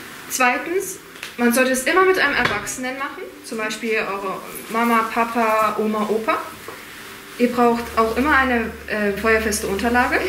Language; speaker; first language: German; native; German